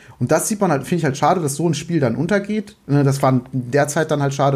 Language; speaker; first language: German; native; German